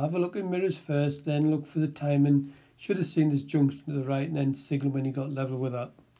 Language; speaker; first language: English; native; English